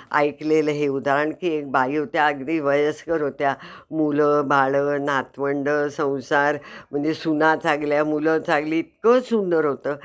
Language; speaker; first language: Marathi; native; Marathi